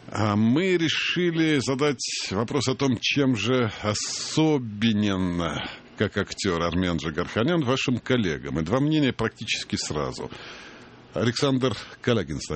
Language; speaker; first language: Russian; native; Russian